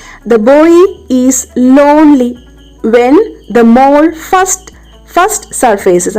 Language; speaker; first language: English; non-native, local second language; Malayalam